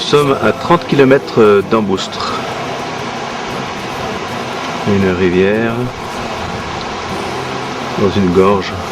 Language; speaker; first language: French; native; French